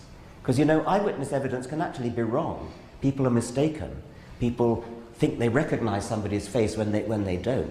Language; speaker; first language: English; native; English